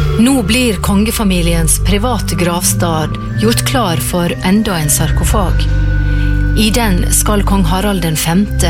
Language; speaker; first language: Norwegian; native; Norwegian